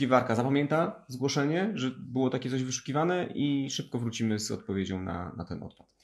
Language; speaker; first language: Polish; native; Polish